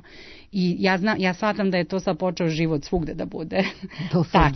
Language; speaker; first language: Serbian; early bilingual, heritage; Serbian